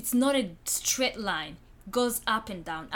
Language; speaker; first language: English; non-native, local second language; Kinyarwanda